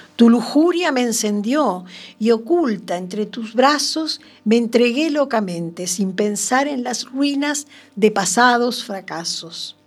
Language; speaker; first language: Spanish; native; Spanish